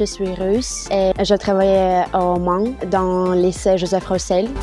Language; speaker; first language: French; non-native, learner; Russian